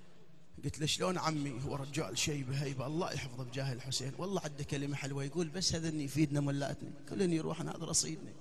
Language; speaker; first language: Arabic; native; Arabic